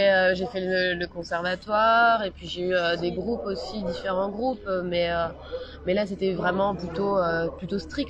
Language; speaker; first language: French; native; French